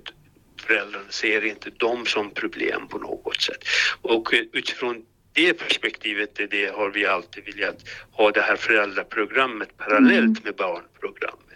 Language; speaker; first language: Swedish; non-native, fluent; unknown